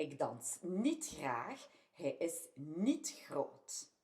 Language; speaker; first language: Dutch; non-native, local second language; French